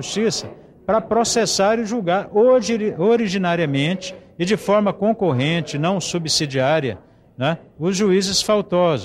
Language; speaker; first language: Portuguese; native; Portuguese